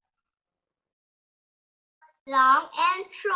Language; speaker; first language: English; non-native, learner; Vietnamese